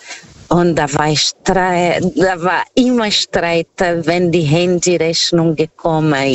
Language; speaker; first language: German; non-native, learner; Portuguese